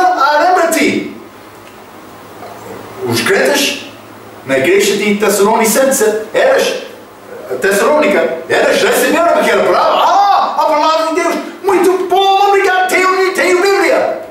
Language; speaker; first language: Portuguese; non-native, fluent; English